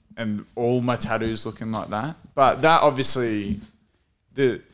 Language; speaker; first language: English; native; English